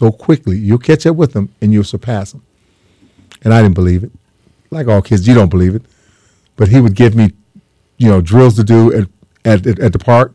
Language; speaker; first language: English; native; English